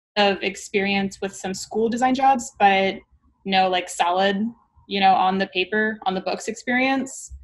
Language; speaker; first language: English; native; English